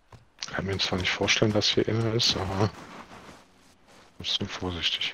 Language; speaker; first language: German; native; German